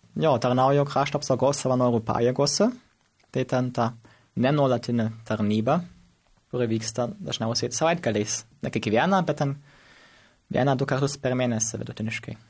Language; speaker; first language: Lithuanian; early bilingual, heritage; Lithuanian